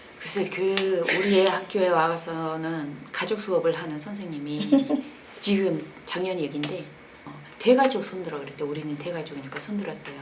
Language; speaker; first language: Korean; non-native, fluent; Mongolian